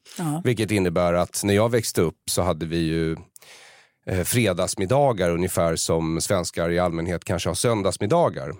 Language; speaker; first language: Swedish; native; Swedish